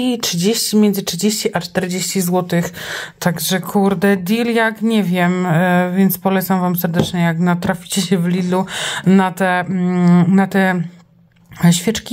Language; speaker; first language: Polish; native; Polish